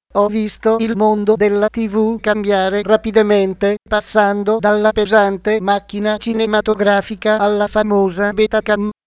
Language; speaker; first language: Italian; non-native, fluent; Arabic